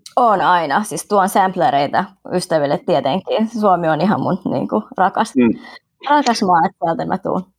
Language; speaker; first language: Finnish; early bilingual, other home language; Vietnamese